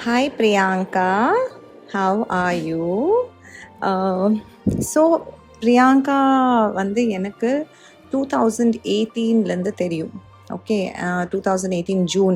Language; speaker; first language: Tamil; native; Tamil